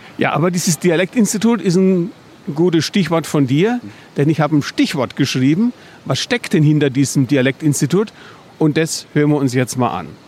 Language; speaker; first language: German; native; German